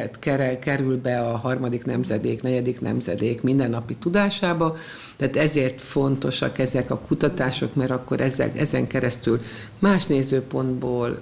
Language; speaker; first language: Hungarian; native; Hungarian